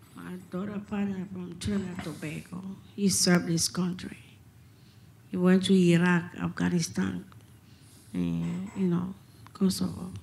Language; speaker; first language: English; non-native, fluent; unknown